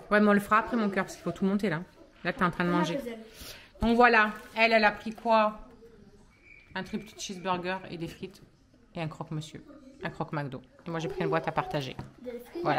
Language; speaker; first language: French; native; French